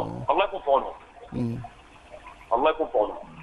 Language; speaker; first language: Arabic; native; Arabic